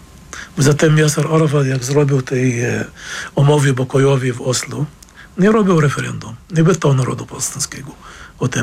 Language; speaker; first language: Polish; non-native, fluent; Arabic